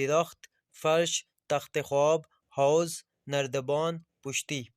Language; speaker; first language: Persian; non-native, fluent; Urdu